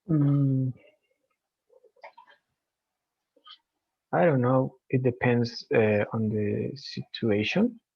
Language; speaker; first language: English; non-native, learner; Spanish